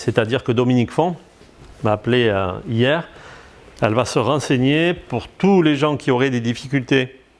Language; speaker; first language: French; native; French